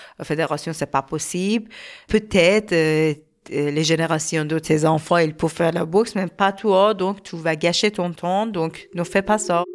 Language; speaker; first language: French; non-native, learner; Persian